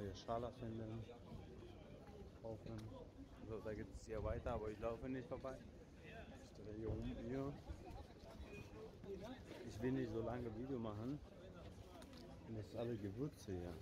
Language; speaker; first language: German; non-native, learner; Persian